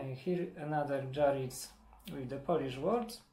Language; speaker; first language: English; non-native, learner; Polish